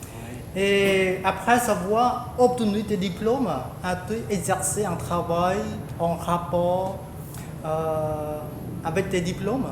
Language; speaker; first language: French; non-native, fluent; Khmer